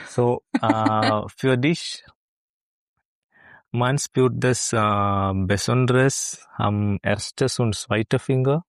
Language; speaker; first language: German; non-native, learner; Malayalam